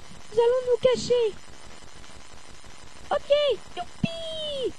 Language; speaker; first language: French; native; French